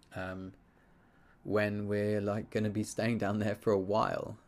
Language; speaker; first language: English; native; English